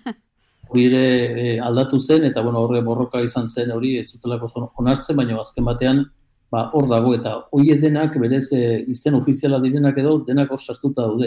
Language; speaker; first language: Basque; native; Basque